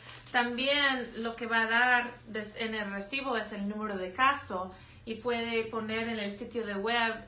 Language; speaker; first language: Spanish; non-native, fluent; English